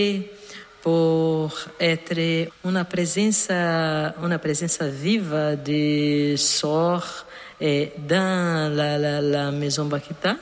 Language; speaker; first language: French; non-native, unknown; Portuguese